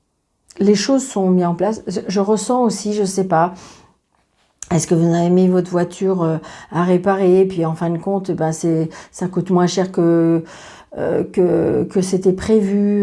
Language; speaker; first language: French; native; French